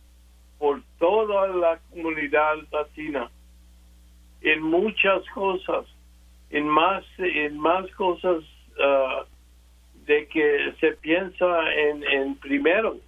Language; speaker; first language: Spanish; early bilingual, other home language; English